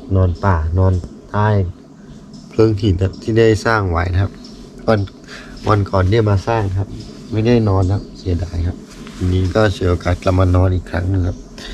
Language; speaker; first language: Thai; native; Thai